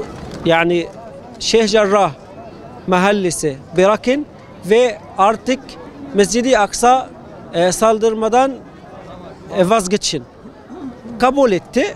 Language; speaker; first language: Turkish; non-native, fluent; Arabic